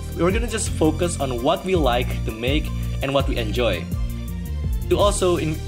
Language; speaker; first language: English; non-native, fluent; Indonesian